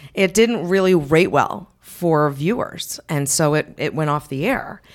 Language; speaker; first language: English; native; English